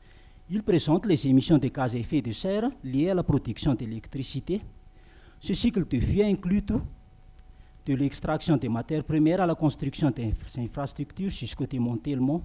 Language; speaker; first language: French; non-native, local second language; Malagasy